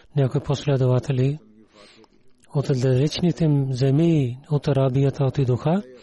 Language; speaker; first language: Bulgarian; non-native, learner; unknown